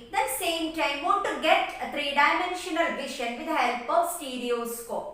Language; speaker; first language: English; non-native, local second language; Malayalam